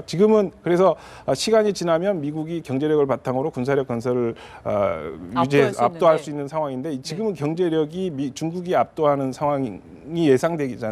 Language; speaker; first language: Korean; native; Korean